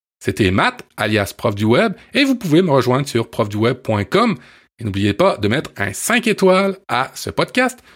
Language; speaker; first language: French; native; French